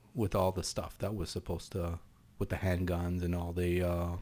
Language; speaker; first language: English; non-native, fluent; Hebrew